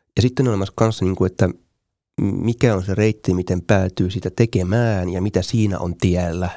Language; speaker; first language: Finnish; native; Finnish